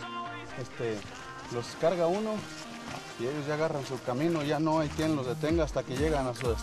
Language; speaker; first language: Spanish; native; Spanish